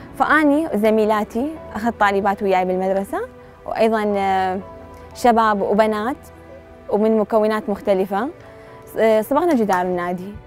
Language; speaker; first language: Arabic; native; Arabic